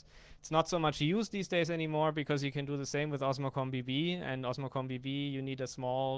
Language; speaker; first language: English; non-native, fluent; German